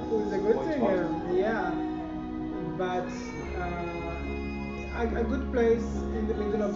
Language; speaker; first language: English; non-native, fluent; Hebrew